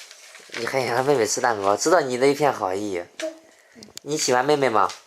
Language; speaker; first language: Chinese; native; Chinese